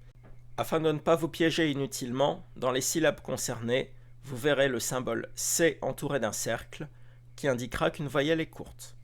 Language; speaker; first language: French; native; French